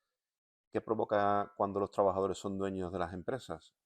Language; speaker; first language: Spanish; native; Spanish